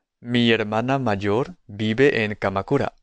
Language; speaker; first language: Spanish; non-native, fluent; Japanese